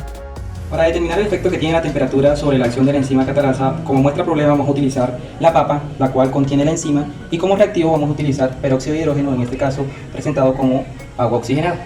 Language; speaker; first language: Spanish; native; Spanish